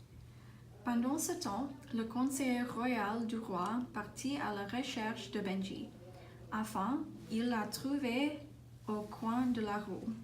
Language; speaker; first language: French; non-native, learner; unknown